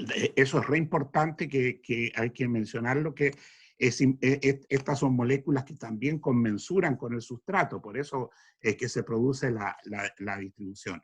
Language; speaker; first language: Spanish; native; Spanish